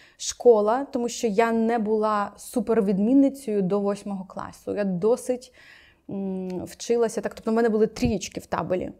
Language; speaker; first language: Ukrainian; native; Ukrainian